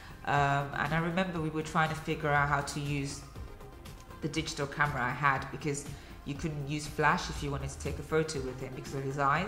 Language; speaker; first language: English; early bilingual, other home language; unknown